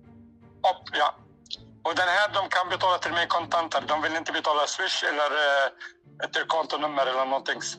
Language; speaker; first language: Swedish; non-native, learner; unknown